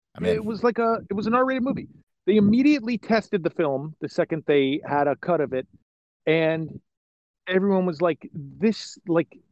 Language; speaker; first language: English; native; English